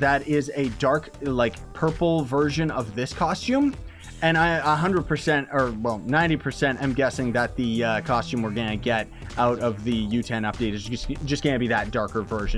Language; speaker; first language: English; native; English